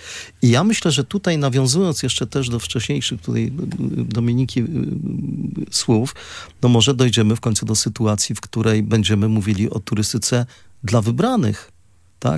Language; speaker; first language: Polish; native; Polish